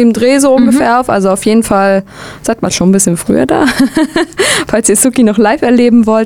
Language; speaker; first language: German; native; German